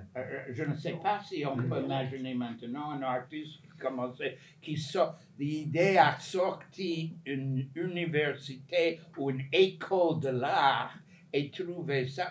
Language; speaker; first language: French; non-native, fluent; English